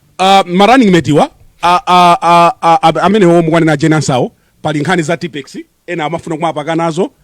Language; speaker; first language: Nyanja; native; Nyanja